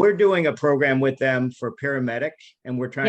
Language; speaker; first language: English; native; English